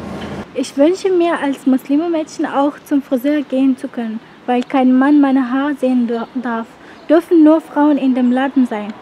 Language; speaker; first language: German; non-native, learner; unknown